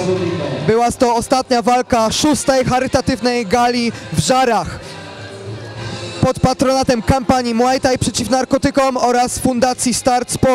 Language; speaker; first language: Polish; native; Polish